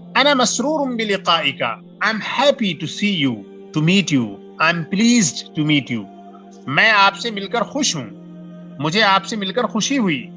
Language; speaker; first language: Urdu; native; Urdu